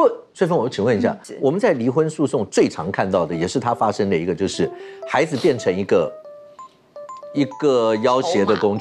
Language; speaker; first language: Chinese; native; Chinese